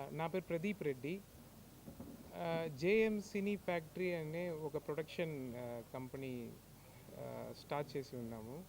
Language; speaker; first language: Telugu; non-native, learner; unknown